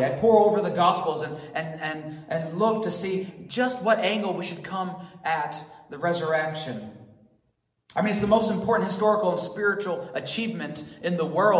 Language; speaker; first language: English; native; English